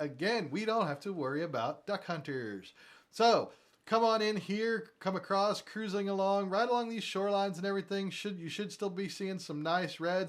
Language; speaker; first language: English; native; English